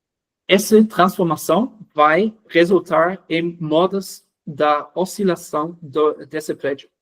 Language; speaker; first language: Portuguese; non-native, fluent; German